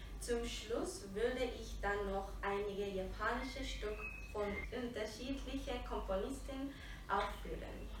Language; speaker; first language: German; non-native, fluent; Japanese